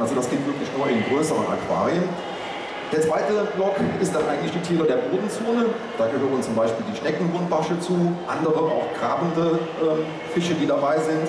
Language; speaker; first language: German; native; German